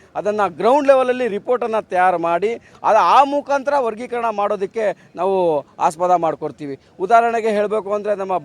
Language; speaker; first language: Kannada; non-native, local second language; Lambadi